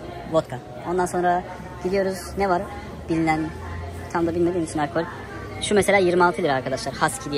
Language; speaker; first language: Turkish; native; Turkish